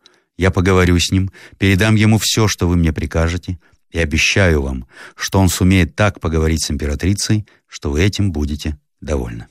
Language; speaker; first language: Russian; native; Russian